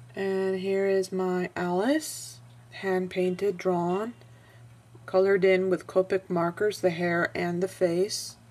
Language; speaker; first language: English; non-native, fluent; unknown